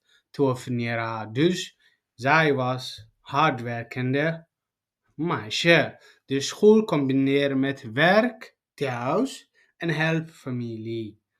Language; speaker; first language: Dutch; non-native, fluent; Tigrinya